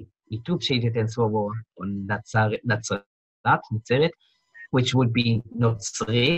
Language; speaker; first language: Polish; non-native, learner; German